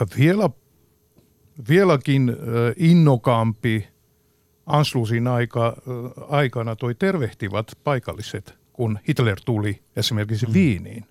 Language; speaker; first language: Finnish; non-native, fluent; Georgian